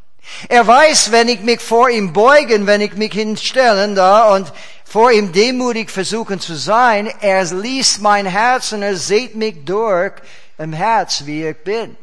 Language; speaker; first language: German; non-native, fluent; English